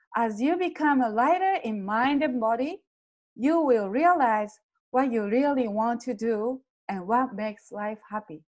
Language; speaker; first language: English; non-native, fluent; Japanese